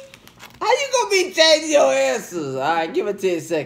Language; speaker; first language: English; native; English